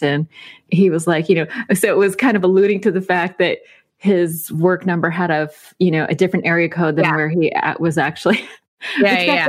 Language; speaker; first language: English; native; English